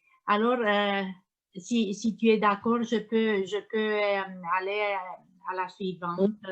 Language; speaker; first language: French; non-native, learner; Romanian